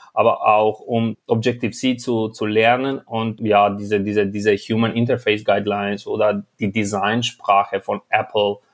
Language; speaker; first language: German; non-native, fluent; Albanian